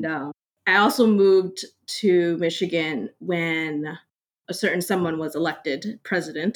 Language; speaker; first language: English; early bilingual, other home language; Cantonese